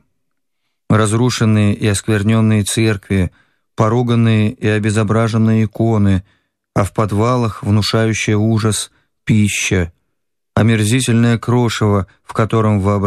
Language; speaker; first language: Russian; native; Russian